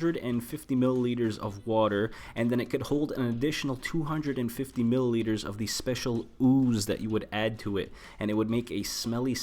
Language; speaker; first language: English; native; English